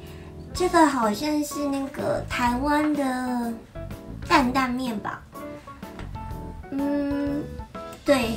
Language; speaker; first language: Chinese; early bilingual, heritage; Japanese